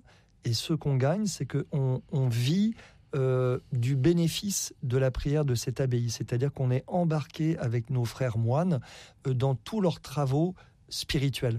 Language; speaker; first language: French; native; French